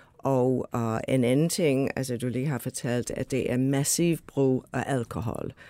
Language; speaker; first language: Danish; non-native, fluent; English